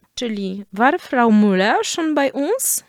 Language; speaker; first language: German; non-native, fluent; Polish